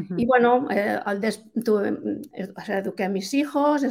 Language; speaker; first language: Spanish; native; Spanish